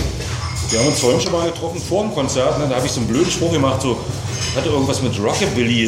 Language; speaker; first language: German; native; German